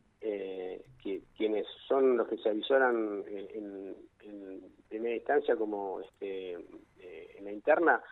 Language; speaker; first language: Spanish; native; Spanish